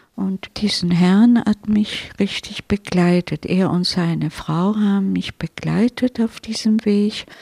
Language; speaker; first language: German; non-native, fluent; Italian